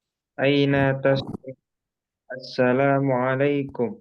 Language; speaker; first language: Arabic; non-native, learner; Indonesian